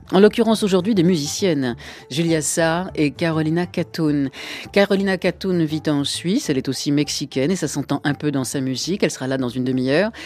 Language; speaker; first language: French; native; French